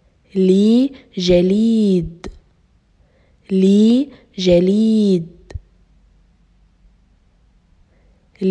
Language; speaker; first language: Arabic; native; Arabic